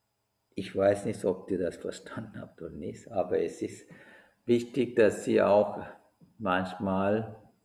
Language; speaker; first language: German; non-native, fluent; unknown